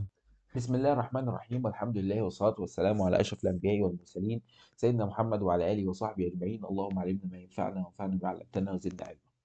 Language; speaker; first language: Arabic; native; Arabic